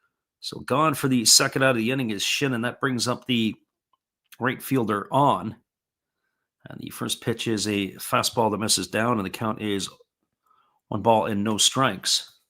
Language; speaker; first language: English; native; English